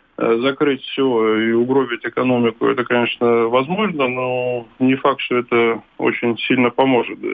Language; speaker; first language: Russian; native; Russian